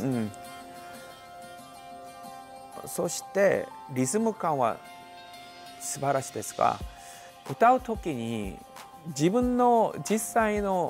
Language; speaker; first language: Japanese; non-native, fluent; Korean